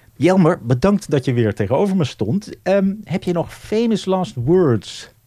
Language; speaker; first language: Dutch; native; Dutch